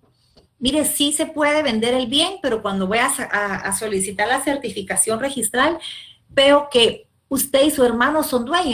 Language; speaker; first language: Spanish; native; Spanish